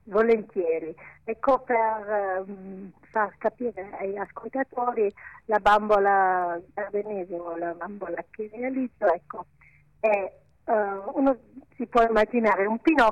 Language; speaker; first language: Italian; non-native, local second language; Ladin